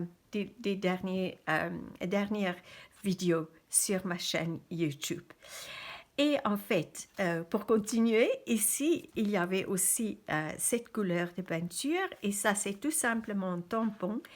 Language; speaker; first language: French; non-native, fluent; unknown